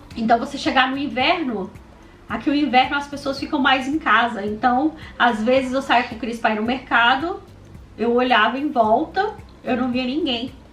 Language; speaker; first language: Portuguese; native; Portuguese